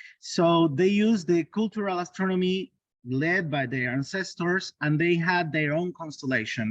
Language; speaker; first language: English; non-native, learner; Spanish